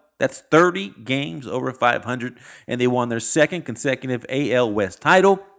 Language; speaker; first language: English; native; English